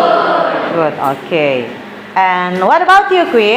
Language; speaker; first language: English; non-native, fluent; Indonesian